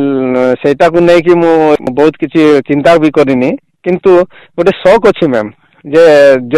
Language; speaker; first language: Odia; non-native, local second language; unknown